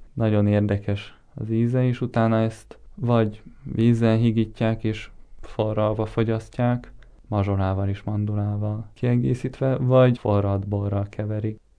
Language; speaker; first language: Hungarian; early bilingual, heritage; Hungarian